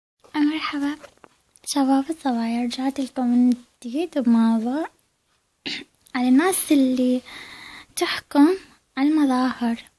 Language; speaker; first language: Arabic; native; Arabic